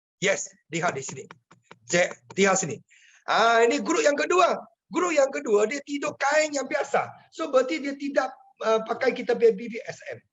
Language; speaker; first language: Malay; non-native, local second language; Chinese